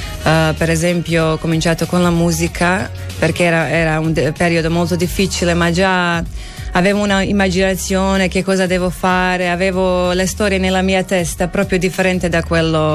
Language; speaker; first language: Italian; non-native, learner; Croatian